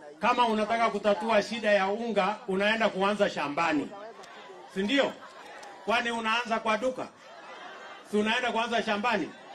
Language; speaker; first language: Swahili; non-native, local second language; Kalenjin